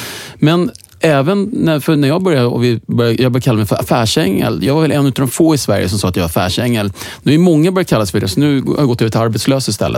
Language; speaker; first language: Swedish; native; Swedish